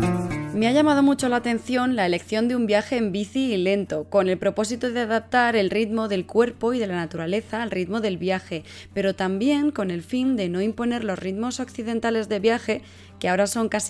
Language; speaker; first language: Spanish; native; Spanish